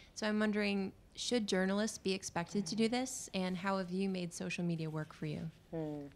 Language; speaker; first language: English; native; English